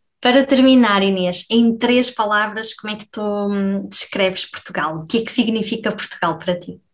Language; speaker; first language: Portuguese; native; Portuguese